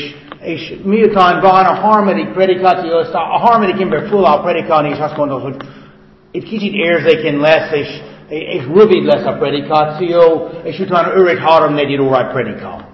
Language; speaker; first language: Hungarian; non-native, fluent; English